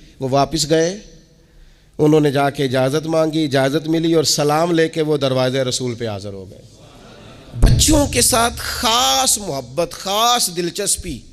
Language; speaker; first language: Urdu; non-native, local second language; Punjabi